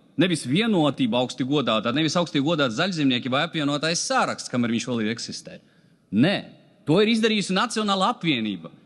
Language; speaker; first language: Latvian; non-native, local second language; Russian